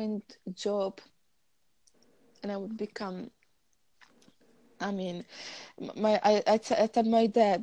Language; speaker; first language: English; non-native, fluent; Arabic